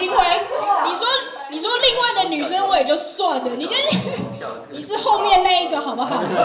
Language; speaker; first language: Chinese; native; Chinese